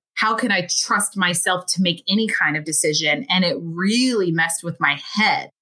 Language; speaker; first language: English; native; English